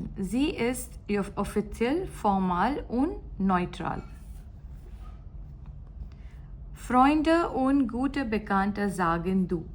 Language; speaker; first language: German; non-native, learner; Gujarati